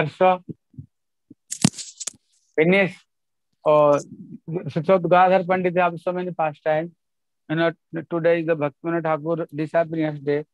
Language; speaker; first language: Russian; non-native, learner; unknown